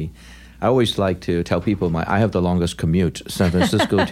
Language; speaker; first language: English; non-native, local second language; Cantonese